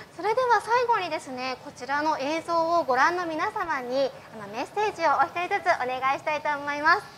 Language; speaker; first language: Japanese; native; Japanese